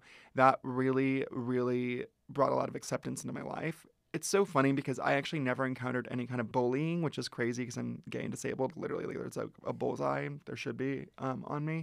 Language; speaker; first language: English; native; English